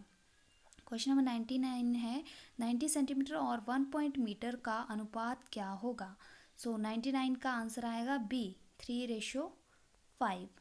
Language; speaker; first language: Hindi; native; Hindi